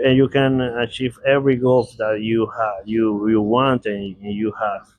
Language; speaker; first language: English; non-native, learner; Spanish